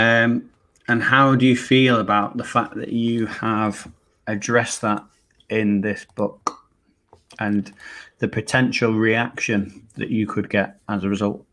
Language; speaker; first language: English; native; English